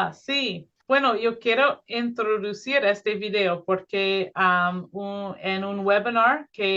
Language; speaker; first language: Spanish; non-native, fluent; English